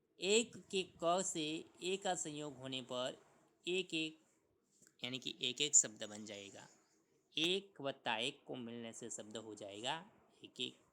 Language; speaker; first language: Hindi; non-native, local second language; Gujarati